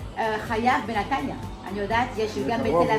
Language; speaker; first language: Hebrew; non-native, fluent; French